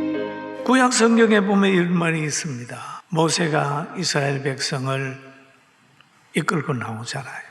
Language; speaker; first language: Korean; native; Korean